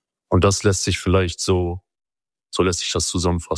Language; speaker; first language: German; early bilingual, other home language; Kurdish